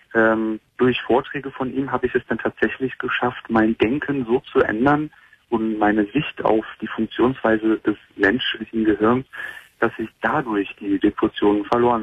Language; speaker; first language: German; native; German